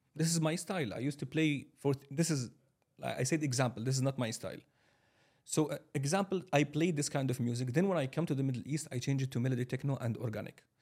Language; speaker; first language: English; non-native, fluent; Arabic